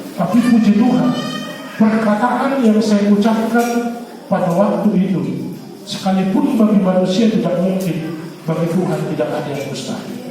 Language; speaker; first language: Indonesian; non-native, local second language; Batak Toba